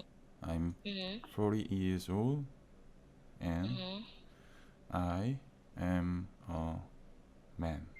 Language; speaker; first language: English; non-native, learner; Korean